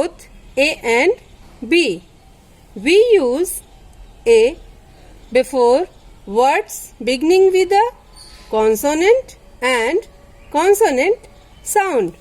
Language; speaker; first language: English; non-native, local second language; Hindi